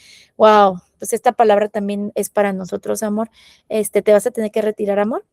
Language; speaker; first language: Spanish; native; Spanish